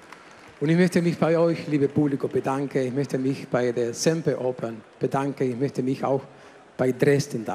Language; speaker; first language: German; non-native, fluent; Spanish